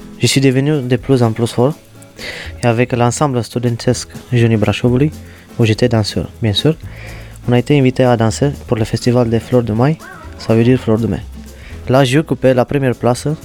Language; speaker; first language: French; non-native, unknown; Romanian